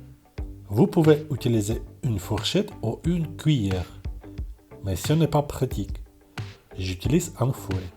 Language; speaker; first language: French; non-native, fluent; Russian